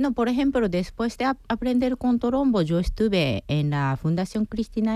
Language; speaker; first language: Spanish; non-native, fluent; Japanese